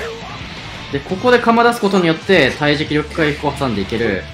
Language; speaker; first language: Japanese; native; Japanese